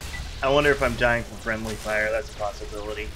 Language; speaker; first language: English; native; English